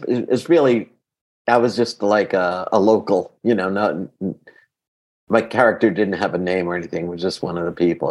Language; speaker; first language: English; early bilingual, other home language; Greek